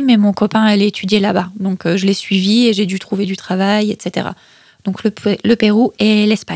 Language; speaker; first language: French; native; French